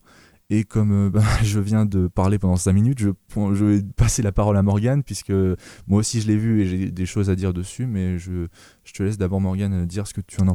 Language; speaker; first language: French; native; French